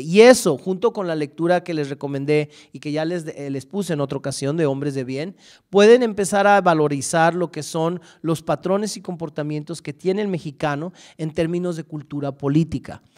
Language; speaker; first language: Spanish; native; Spanish